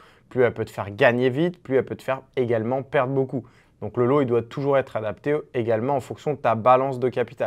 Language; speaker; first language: French; native; French